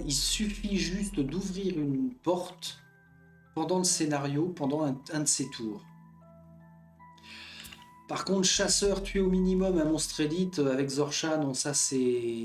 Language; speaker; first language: French; native; French